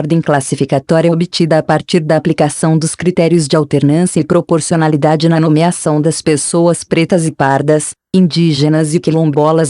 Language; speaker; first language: Portuguese; native; Portuguese